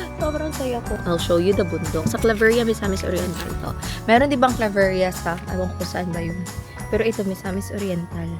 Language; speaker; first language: Filipino; non-native, local second language; Cebuano